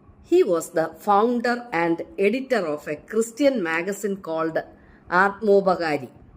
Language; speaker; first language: English; non-native, local second language; Malayalam